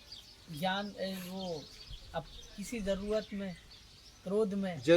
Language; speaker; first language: Hindi; native; Hindi